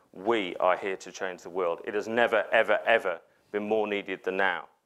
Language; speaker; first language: English; native; English